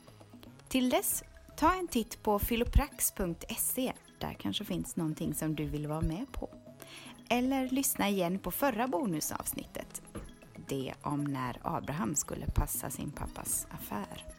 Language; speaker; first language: Swedish; native; Swedish